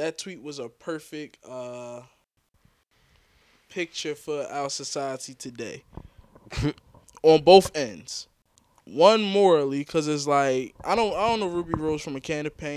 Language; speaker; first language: English; native; English